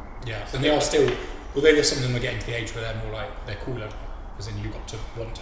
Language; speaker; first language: English; native; English